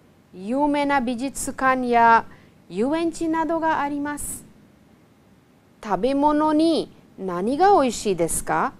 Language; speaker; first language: Japanese; non-native, fluent; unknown